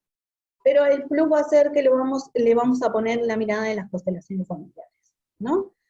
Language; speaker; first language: Spanish; native; Spanish